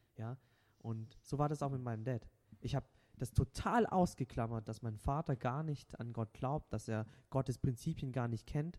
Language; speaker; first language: German; non-native, local second language; Vietnamese